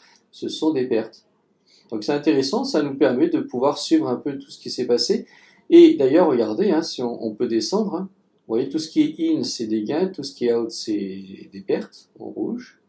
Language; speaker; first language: French; native; French